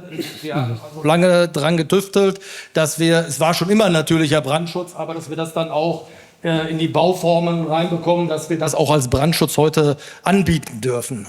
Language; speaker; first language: German; native; German